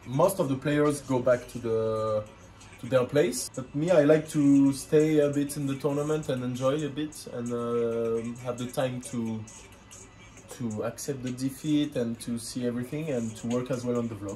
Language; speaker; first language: English; non-native, fluent; French